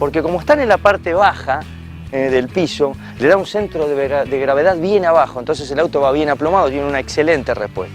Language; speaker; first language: Spanish; native; Spanish